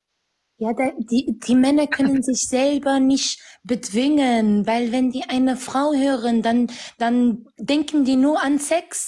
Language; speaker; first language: German; non-native, fluent; Arabic